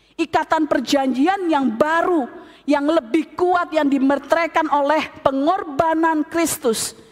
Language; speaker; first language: Indonesian; native; Indonesian